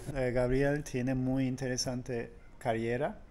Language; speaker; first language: Spanish; non-native, learner; Turkish